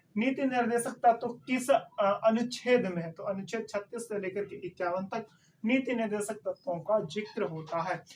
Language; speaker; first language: Hindi; native; Hindi